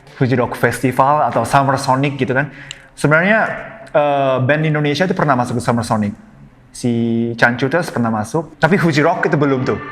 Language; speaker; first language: Indonesian; non-native, fluent; Japanese